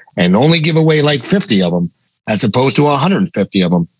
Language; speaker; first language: English; native; English